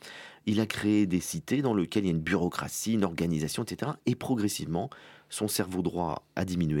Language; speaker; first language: French; native; French